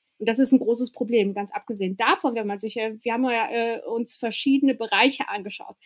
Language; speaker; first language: German; early bilingual, other home language; Albanian